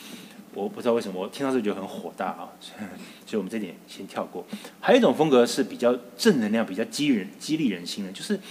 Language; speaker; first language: Chinese; native; Chinese